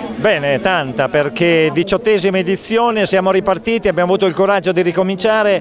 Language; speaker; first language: Italian; native; Italian